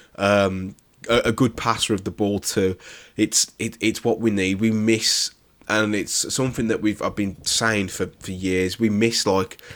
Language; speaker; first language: English; native; English